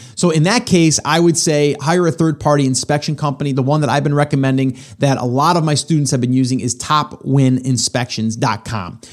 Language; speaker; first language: English; native; English